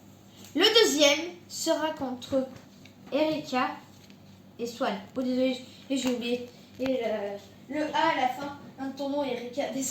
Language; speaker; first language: French; native; French